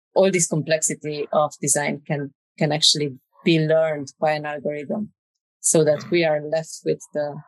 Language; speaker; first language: English; non-native, fluent; Romanian